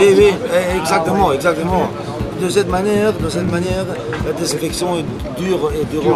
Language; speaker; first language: French; non-native, fluent; German